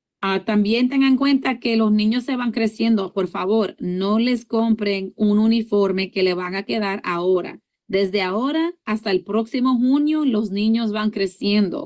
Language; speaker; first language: Spanish; early bilingual, heritage; English